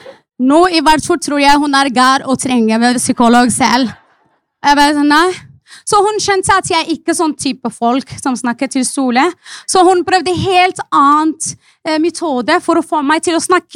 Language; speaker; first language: Norwegian; non-native, fluent; Arabic